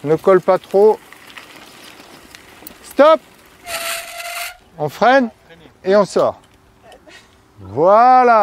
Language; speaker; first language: French; native; French